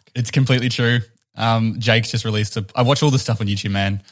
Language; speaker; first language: English; native; English